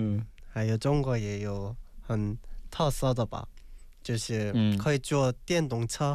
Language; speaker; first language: Chinese; non-native, fluent; Korean